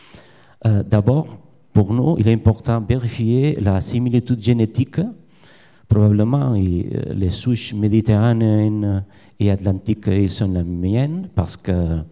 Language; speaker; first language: French; non-native, learner; Catalan